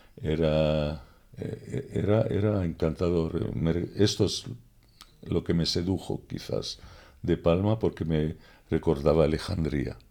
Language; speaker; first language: Spanish; non-native, fluent; French